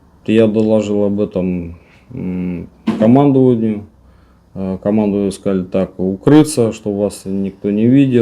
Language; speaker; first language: Russian; native; Russian